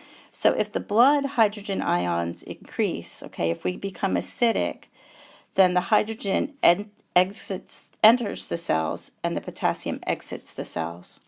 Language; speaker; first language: English; native; English